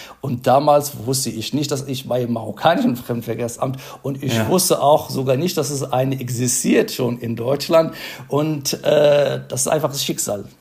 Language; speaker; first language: German; non-native, fluent; Arabic